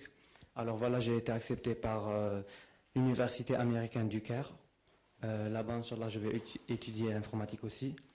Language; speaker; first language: French; non-native, local second language; Arabic